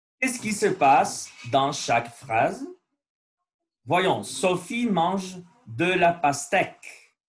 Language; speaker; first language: French; non-native, learner; Spanish